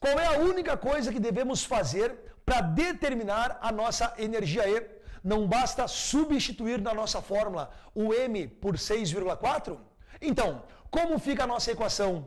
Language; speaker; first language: Portuguese; native; Portuguese